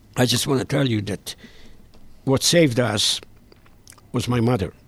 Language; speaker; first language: English; non-native, fluent; Hungarian